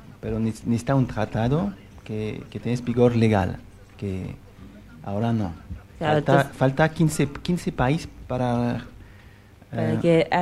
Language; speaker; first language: Spanish; non-native, learner; French